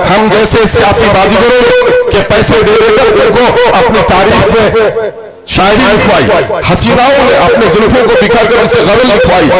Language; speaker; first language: Urdu; native; Urdu